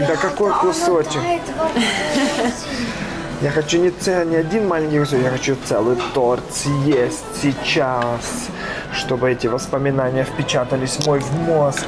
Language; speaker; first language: Russian; native; Russian